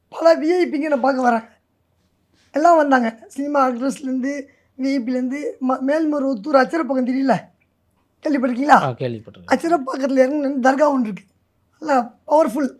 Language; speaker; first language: Tamil; native; Tamil